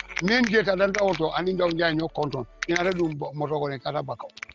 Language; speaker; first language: English; non-native, local second language; Mandingo